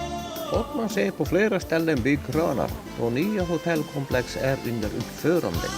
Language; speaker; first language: Swedish; native; Swedish